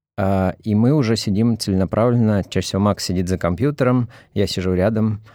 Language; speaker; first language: Russian; native; Russian